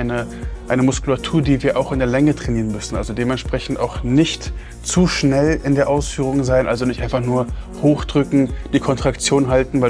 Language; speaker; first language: German; native; German